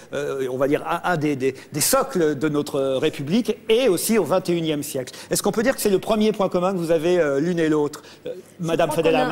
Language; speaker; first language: French; native; French